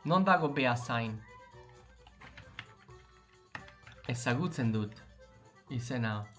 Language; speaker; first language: Basque; non-native, learner; English